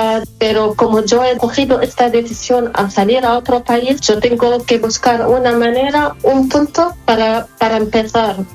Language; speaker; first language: Spanish; non-native, learner; Arabic